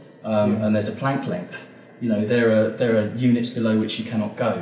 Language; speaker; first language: English; native; English